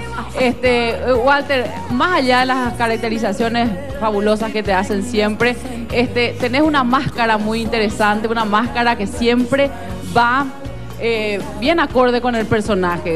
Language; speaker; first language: Spanish; native; Spanish